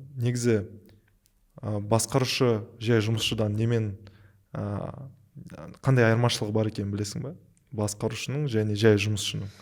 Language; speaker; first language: Kazakh; non-native, local second language; Russian